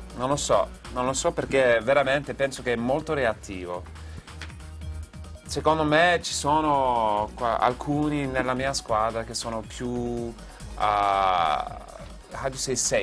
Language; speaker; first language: Italian; non-native, fluent; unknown